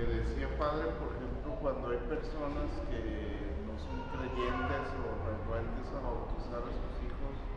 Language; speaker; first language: Spanish; native; Spanish